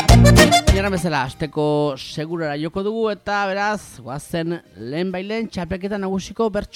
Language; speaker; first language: Basque; native; Basque